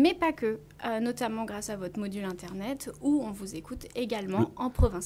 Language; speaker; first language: French; native; French